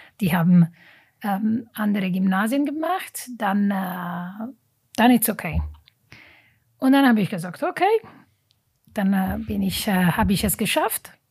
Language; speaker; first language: German; non-native, fluent; Italian